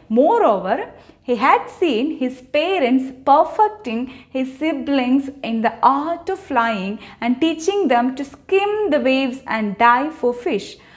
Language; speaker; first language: English; non-native, local second language; Malayalam